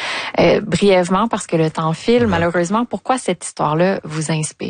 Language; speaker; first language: French; native; French